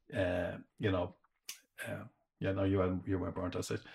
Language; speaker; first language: English; native; English